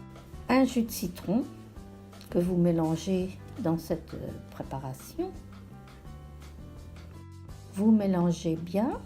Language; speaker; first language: French; native; French